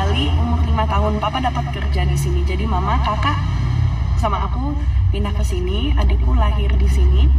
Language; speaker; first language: Indonesian; early bilingual, other home language; Dutch